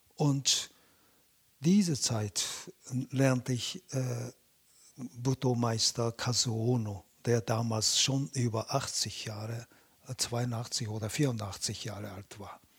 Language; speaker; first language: German; non-native, fluent; Japanese